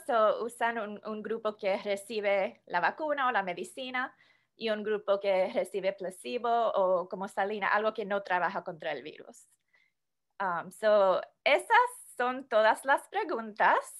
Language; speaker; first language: Spanish; non-native, fluent; English